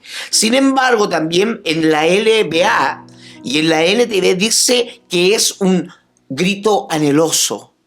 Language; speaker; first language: Spanish; native; Spanish